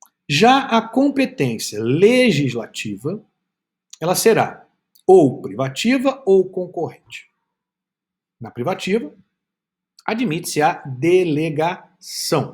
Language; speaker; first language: Portuguese; native; Portuguese